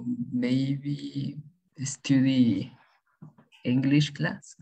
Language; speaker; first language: English; non-native, learner; Spanish